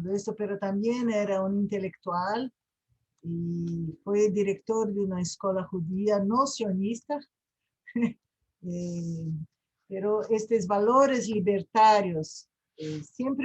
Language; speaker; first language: Spanish; non-native, fluent; Portuguese